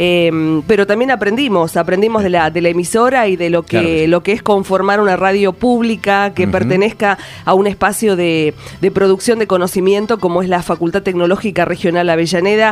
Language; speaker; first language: Spanish; native; Spanish